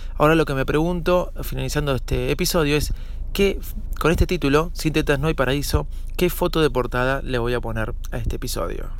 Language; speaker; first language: Spanish; native; Spanish